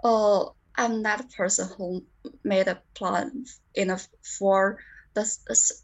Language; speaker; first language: English; non-native, learner; Chinese